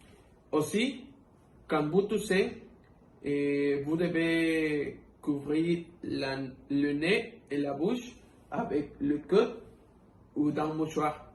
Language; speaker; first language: French; non-native, fluent; Spanish